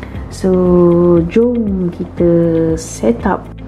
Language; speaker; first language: English; non-native, local second language; Malay